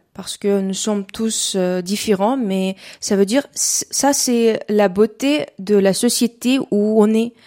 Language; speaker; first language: French; non-native, fluent; Uzbek